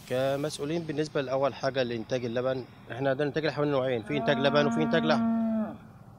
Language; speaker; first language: Arabic; native; Arabic